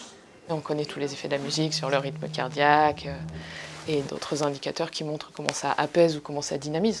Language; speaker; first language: French; native; French